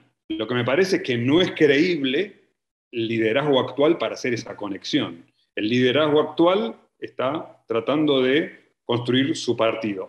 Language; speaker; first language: Spanish; native; Spanish